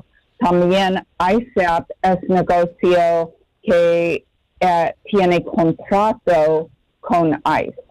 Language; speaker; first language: Spanish; non-native, fluent; English